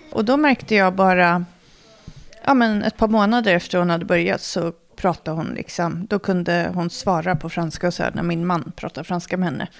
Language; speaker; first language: Swedish; native; Swedish